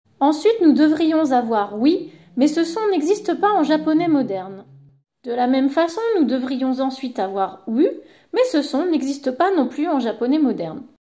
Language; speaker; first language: French; native; French